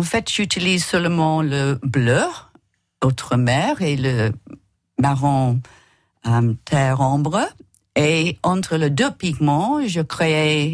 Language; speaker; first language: French; non-native, learner; English